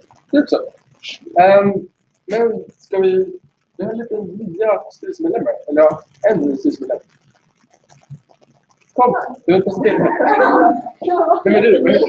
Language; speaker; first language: Swedish; native; Swedish